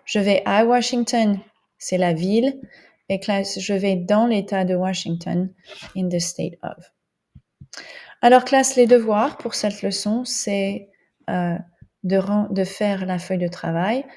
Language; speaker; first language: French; non-native, fluent; English